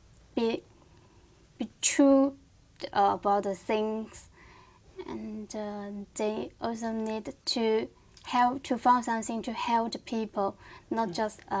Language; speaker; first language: English; non-native, learner; Korean